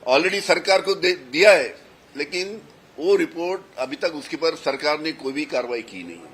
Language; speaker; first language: Hindi; non-native, local second language; Marathi